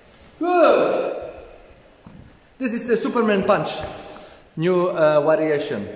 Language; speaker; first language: English; non-native, learner; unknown